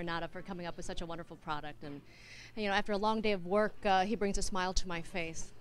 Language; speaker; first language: English; early bilingual, other home language; Vietnamese